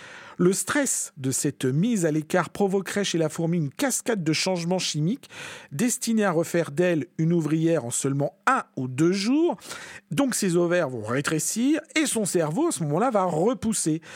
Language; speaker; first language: French; native; French